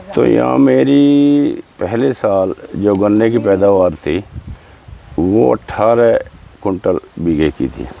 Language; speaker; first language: Hindi; native; Hindi